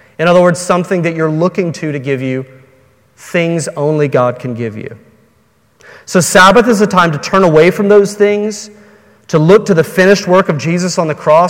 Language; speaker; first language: English; native; English